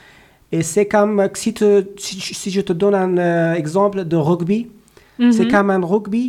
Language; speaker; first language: French; non-native, learner; Persian